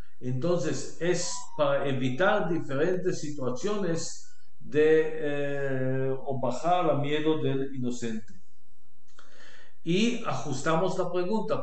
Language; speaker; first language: Spanish; non-native, learner; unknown